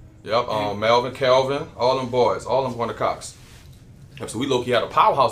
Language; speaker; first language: English; native; English